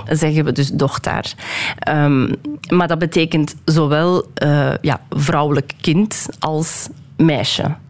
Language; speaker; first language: Dutch; early bilingual, other home language; Persian